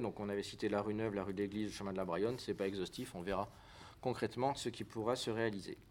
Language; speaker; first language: French; native; French